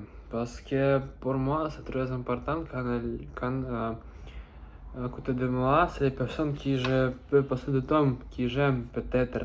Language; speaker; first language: French; non-native, learner; Russian